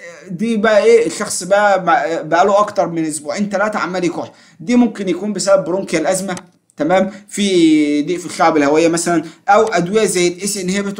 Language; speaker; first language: Arabic; native; Arabic